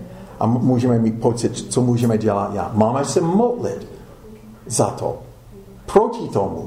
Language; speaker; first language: Czech; non-native, fluent; English